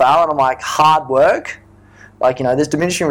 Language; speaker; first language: English; native; English